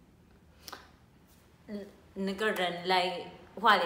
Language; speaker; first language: Chinese; non-native, learner; Filipino